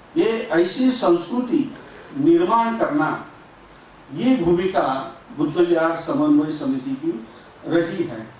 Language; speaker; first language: Hindi; non-native, local second language; Marathi